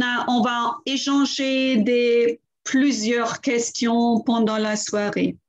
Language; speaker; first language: French; non-native, fluent; German